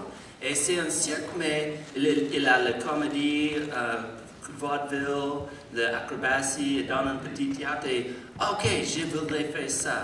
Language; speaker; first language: French; non-native, learner; English